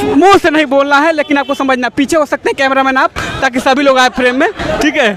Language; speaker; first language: Hindi; native; Hindi